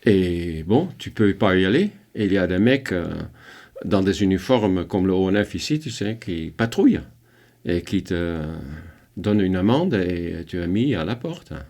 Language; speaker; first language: French; non-native, fluent; Dutch